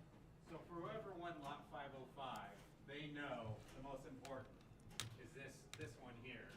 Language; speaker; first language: English; native; English